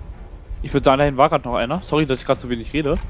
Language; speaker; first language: German; native; German